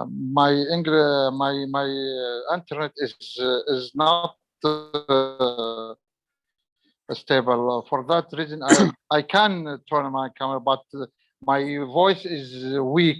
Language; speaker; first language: English; non-native, learner; Arabic